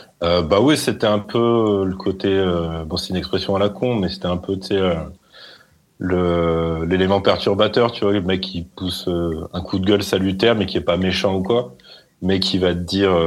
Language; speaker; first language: French; native; French